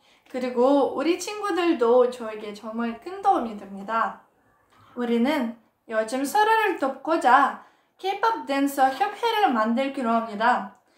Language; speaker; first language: Korean; non-native, fluent; Russian